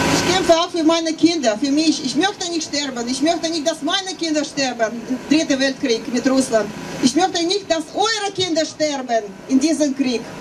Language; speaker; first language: German; non-native, fluent; Russian